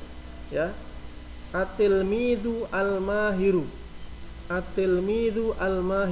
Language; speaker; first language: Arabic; non-native, fluent; Indonesian